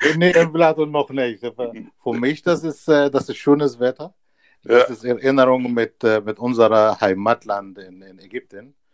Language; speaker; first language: German; non-native, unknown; Arabic